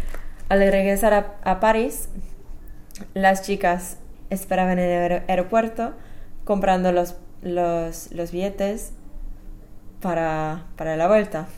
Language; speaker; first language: Spanish; non-native, fluent; English